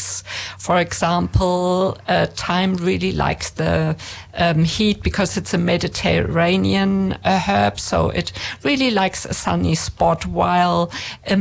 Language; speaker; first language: English; non-native, fluent; German